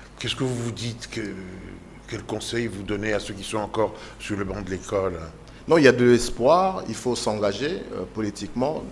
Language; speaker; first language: French; non-native, local second language; Lingala